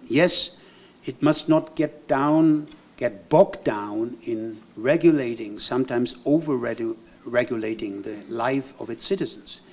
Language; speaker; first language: English; non-native, fluent; German